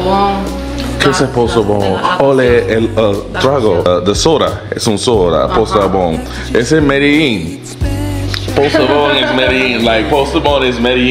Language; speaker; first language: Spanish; non-native, learner; English